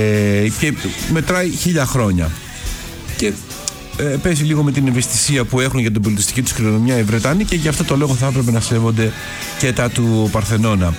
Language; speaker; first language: Greek; native; Greek